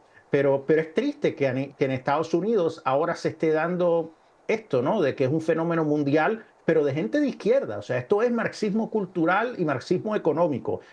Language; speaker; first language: Spanish; native; Spanish